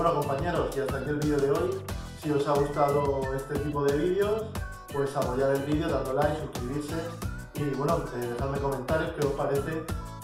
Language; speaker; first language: Spanish; native; Spanish